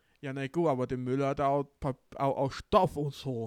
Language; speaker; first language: German; non-native, learner; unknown